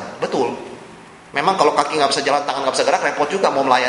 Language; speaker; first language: Indonesian; native; Indonesian